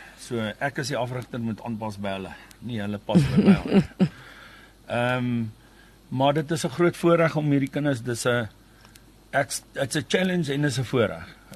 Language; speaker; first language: Afrikaans; native; Afrikaans